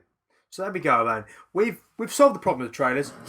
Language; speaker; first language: English; native; English